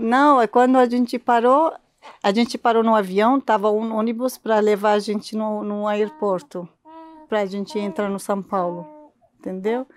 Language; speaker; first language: Portuguese; non-native, learner; Arabic